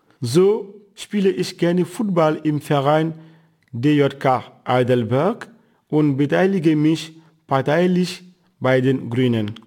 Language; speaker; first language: German; non-native, fluent; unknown